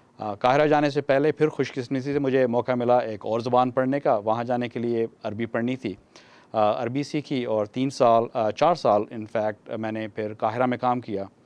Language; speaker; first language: Urdu; non-native, local second language; Punjabi